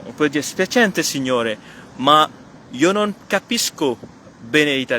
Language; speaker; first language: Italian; non-native, fluent; French